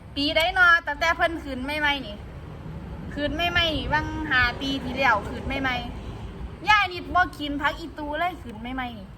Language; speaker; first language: Thai; non-native, local second language; Northeastern Thai